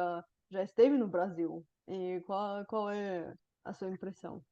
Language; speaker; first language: Portuguese; non-native, fluent; Bulgarian